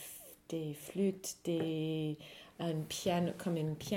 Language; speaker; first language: French; non-native, fluent; English